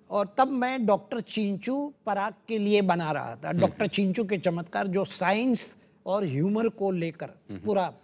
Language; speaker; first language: Hindi; non-native, local second language; Gujarati